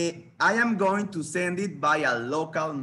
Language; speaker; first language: English; non-native, fluent; Spanish